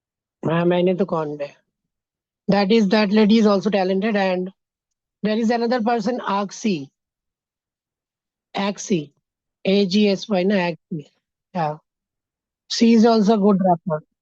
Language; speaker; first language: English; non-native, fluent; Bangla